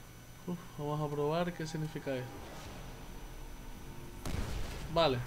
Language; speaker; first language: Spanish; native; Spanish